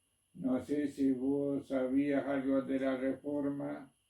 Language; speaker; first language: Spanish; non-native, local second language; German